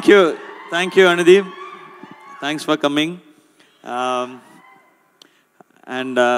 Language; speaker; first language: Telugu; non-native, learner; Tamil